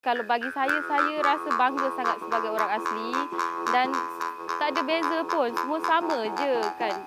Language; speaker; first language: Malay; non-native, local second language; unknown